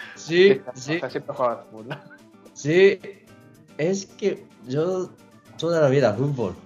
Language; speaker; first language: Spanish; non-native, learner; Japanese